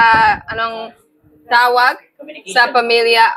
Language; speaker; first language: Filipino; non-native, learner; English